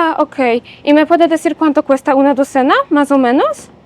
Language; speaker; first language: Spanish; non-native, learner; Polish